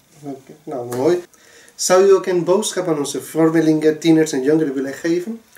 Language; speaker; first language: Dutch; non-native, fluent; Spanish